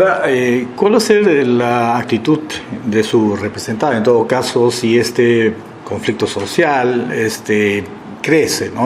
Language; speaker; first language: Spanish; native; Spanish